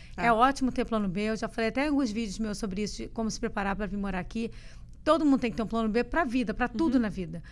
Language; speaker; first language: Portuguese; native; Portuguese